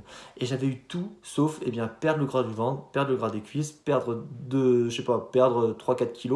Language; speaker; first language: French; native; French